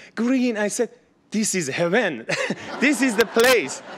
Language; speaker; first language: English; non-native, learner; Persian